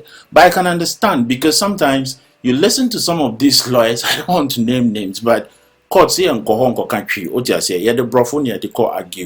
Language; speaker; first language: English; non-native, local second language; Akan